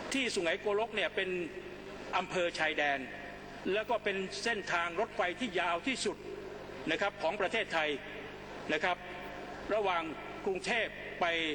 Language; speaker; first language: Thai; non-native, local second language; Pattani Malay